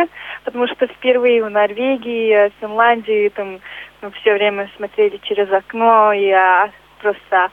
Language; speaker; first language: Russian; non-native, local second language; Latvian